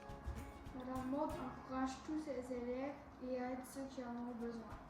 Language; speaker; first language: French; native; French